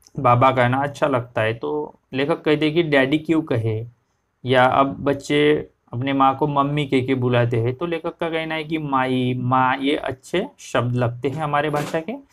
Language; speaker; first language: Hindi; non-native, local second language; Marathi